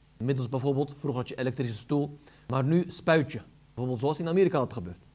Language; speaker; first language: Dutch; early bilingual, other home language; Arabic